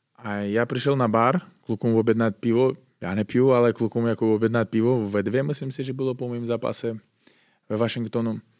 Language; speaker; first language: Czech; non-native, fluent; Uzbek